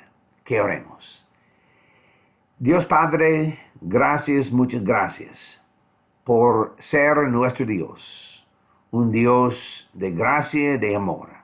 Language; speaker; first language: Spanish; non-native, fluent; English